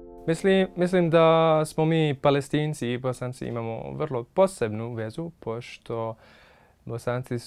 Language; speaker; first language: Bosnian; non-native, fluent; Arabic